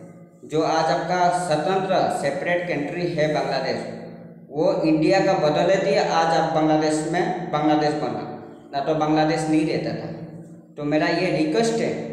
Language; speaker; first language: Hindi; non-native, local second language; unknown